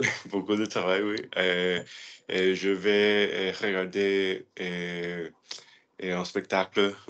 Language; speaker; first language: French; non-native, learner; English